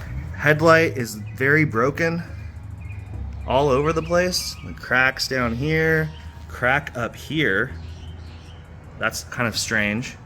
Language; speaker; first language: English; native; English